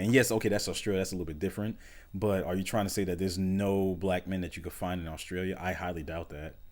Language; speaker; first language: English; native; English